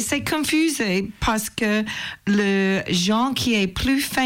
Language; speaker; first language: French; non-native, learner; English